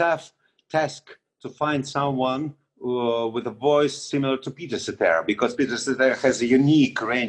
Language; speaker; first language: English; non-native, learner; Russian